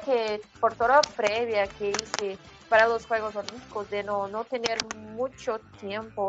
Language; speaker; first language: Spanish; non-native, fluent; Portuguese